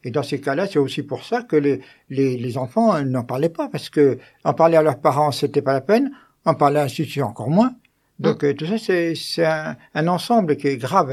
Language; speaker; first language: French; native; French